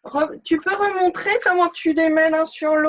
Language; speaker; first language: French; native; French